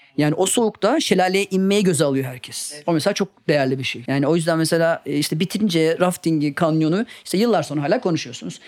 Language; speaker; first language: Turkish; native; Turkish